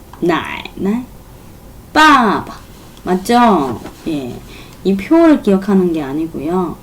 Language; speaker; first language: Korean; non-native, fluent; Chinese